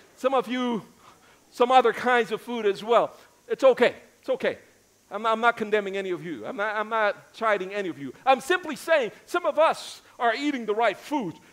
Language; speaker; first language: English; native; English